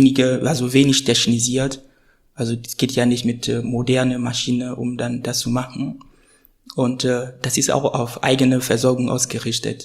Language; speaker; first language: German; non-native, fluent; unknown